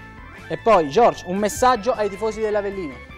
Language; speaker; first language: Italian; native; Italian